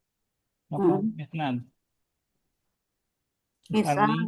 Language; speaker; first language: Arabic; non-native, fluent; Indonesian